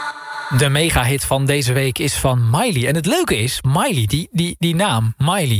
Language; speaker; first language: Dutch; native; Dutch